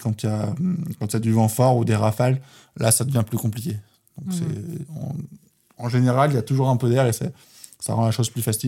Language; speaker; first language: French; native; French